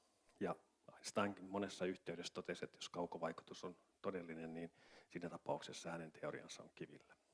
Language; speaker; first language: Finnish; native; Finnish